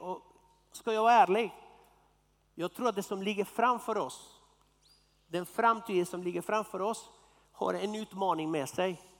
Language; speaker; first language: Swedish; non-native, fluent; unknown